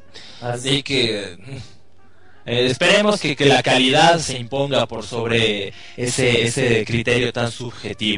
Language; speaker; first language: Spanish; native; Spanish